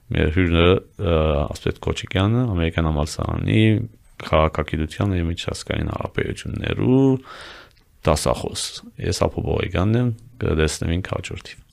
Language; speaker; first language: Armenian; early bilingual, heritage; Armenian